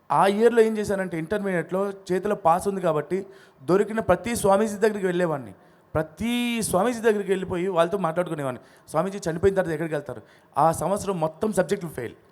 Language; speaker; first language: Telugu; non-native, local second language; Odia